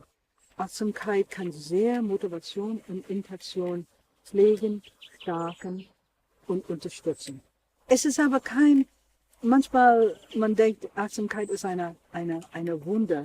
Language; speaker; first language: German; non-native, fluent; English